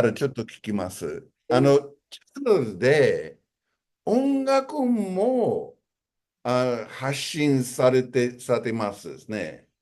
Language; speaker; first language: Japanese; non-native, fluent; English